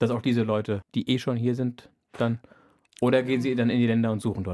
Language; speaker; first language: German; native; German